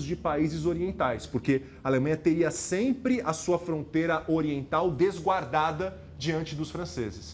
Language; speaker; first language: Portuguese; native; Portuguese